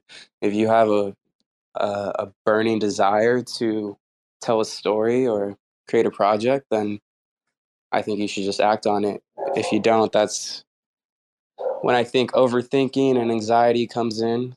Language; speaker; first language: English; native; English